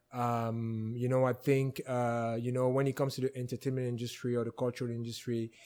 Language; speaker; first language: English; non-native, local second language; French